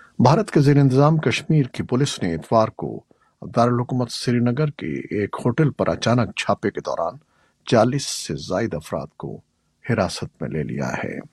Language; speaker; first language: Urdu; native; Urdu